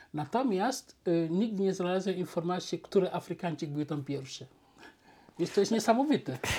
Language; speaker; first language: Polish; non-native, fluent; Wolof